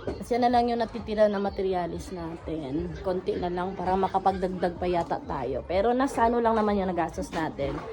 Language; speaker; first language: Filipino; non-native, local second language; Cebuano